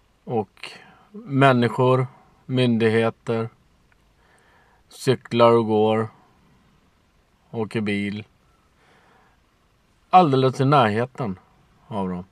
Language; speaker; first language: Swedish; native; Swedish